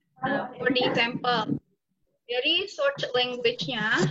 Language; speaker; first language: English; non-native, local second language; Indonesian